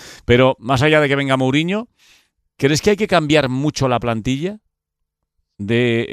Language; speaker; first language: Spanish; native; Spanish